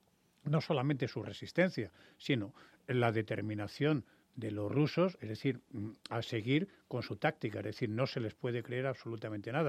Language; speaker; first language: Spanish; native; Spanish